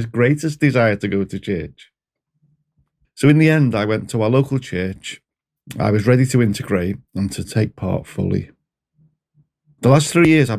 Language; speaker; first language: English; native; English